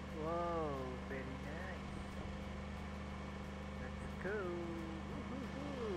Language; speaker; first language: English; non-native, learner; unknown